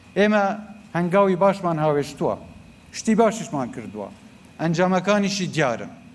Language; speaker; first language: Central Kurdish; non-native, local second language; Kurdish